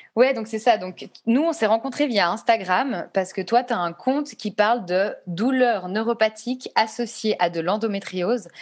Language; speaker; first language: French; native; French